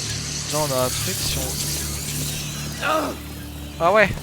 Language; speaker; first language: French; native; French